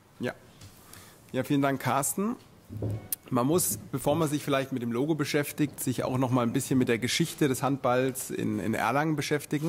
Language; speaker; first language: German; native; German